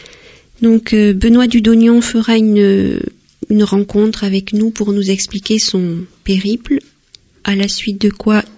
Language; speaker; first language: French; native; French